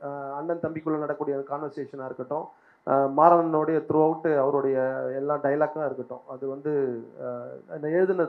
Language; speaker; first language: Tamil; native; Tamil